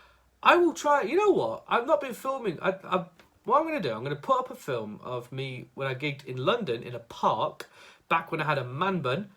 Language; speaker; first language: English; native; English